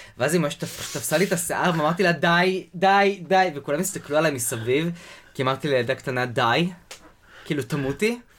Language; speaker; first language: Hebrew; native; Hebrew